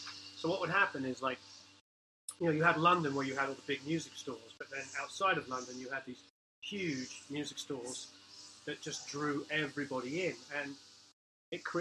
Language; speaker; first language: English; native; English